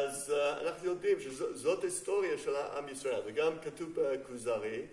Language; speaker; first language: Hebrew; non-native, fluent; English